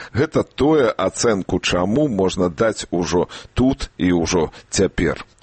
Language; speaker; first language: Belarusian; native; Belarusian